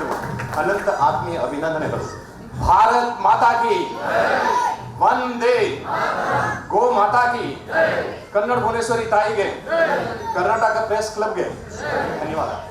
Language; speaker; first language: Kannada; non-native, fluent; Hindi